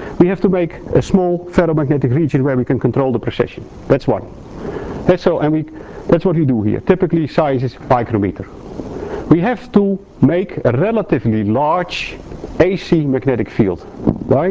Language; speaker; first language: English; non-native, fluent; Dutch